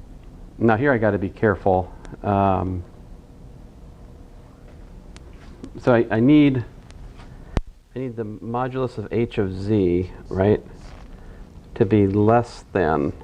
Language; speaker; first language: English; native; English